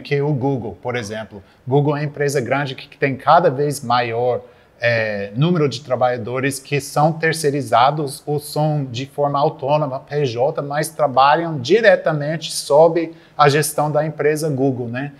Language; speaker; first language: Portuguese; non-native, fluent; English